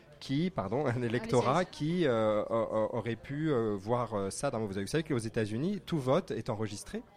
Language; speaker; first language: French; native; French